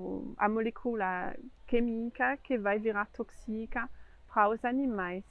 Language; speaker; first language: Portuguese; non-native, fluent; French